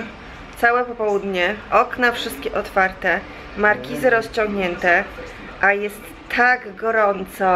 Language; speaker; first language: Polish; native; Polish